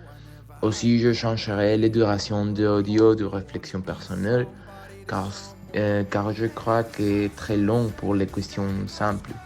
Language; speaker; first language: French; non-native, learner; Spanish